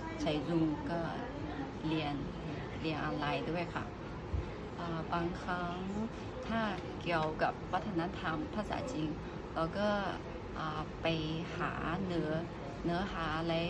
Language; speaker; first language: Thai; non-native, fluent; Chinese